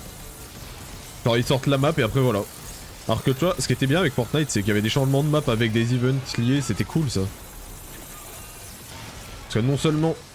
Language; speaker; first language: French; native; French